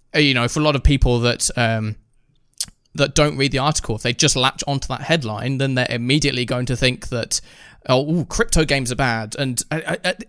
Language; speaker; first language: English; early bilingual, other home language; Filipino